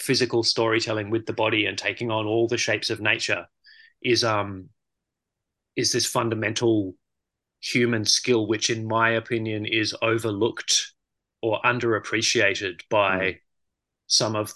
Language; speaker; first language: English; native; English